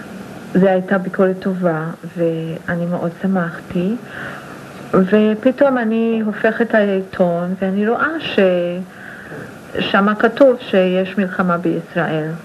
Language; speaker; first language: Hebrew; non-native, fluent; Spanish